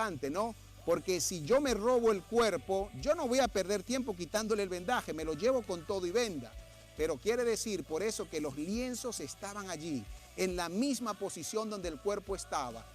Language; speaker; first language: Spanish; native; Spanish